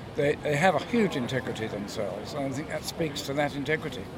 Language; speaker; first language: English; native; English